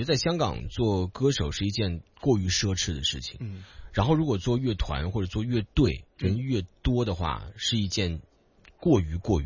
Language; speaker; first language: Chinese; native; Chinese